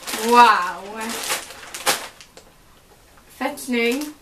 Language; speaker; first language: Swedish; native; Swedish